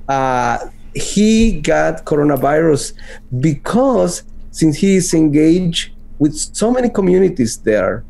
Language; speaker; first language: English; non-native, fluent; Spanish